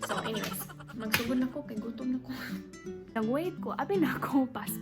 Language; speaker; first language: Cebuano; non-native, local second language; English